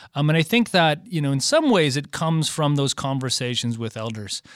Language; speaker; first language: English; native; English